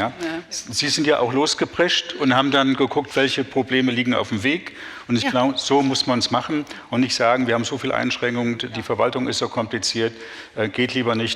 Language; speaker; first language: German; native; German